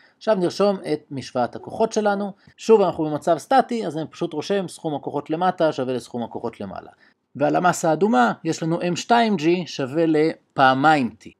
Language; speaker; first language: Hebrew; native; Hebrew